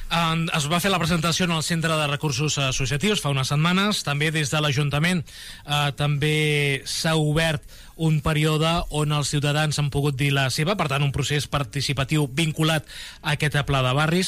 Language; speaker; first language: Catalan; native; Catalan